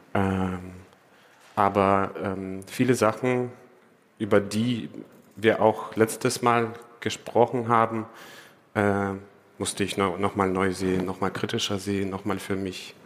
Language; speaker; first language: German; non-native, fluent; Ukrainian